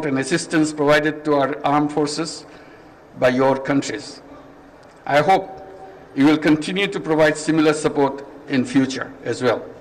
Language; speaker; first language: English; non-native, local second language; Bangla